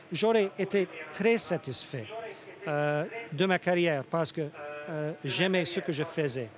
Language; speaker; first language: French; non-native, fluent; English